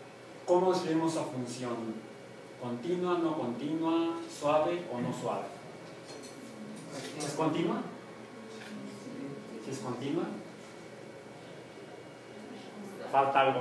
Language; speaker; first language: Spanish; native; Spanish